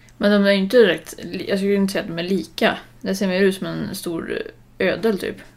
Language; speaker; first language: Swedish; native; Swedish